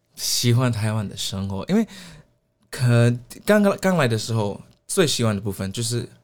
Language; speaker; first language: Chinese; non-native, fluent; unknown